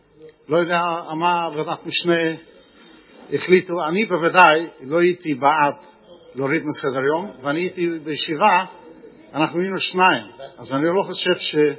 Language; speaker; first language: Hebrew; non-native, fluent; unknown